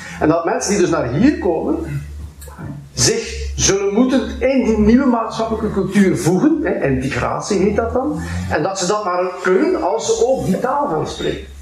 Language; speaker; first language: Dutch; native; Dutch